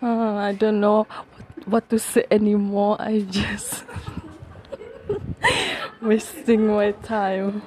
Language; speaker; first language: English; non-native, local second language; Malay